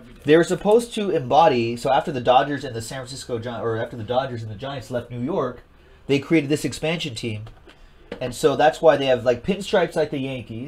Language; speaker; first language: English; native; English